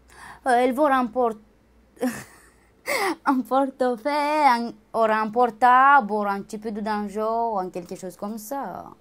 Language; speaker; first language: French; non-native, learner; Romanian